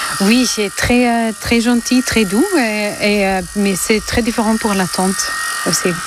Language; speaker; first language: French; non-native, learner; German